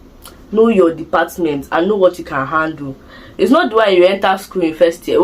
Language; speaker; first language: English; non-native, local second language; Igbo